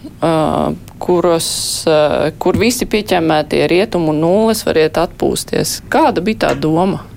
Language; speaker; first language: Latvian; native; Latvian